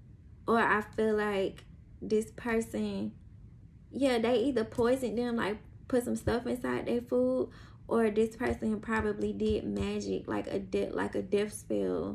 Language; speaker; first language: English; native; English